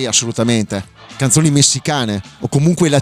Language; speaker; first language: Italian; native; Italian